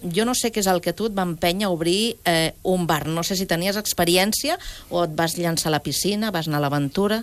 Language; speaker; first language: Catalan; native; Catalan